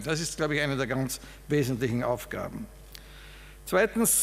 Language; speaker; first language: German; native; German